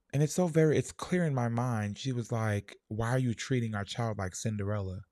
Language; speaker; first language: English; native; English